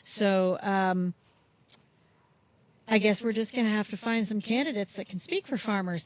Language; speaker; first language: English; native; English